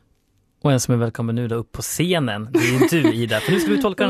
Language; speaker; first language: Swedish; native; Swedish